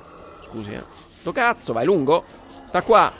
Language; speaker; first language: Italian; native; Italian